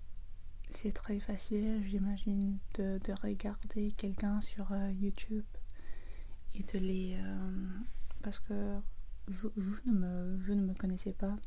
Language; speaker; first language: French; non-native, learner; English